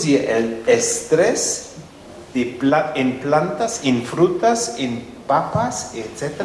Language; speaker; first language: Spanish; non-native, fluent; German